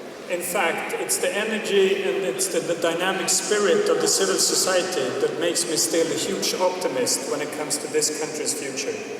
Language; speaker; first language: English; non-native, fluent; Swedish